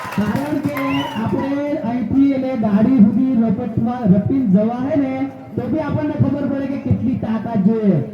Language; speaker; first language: Gujarati; non-native, local second language; Rathawi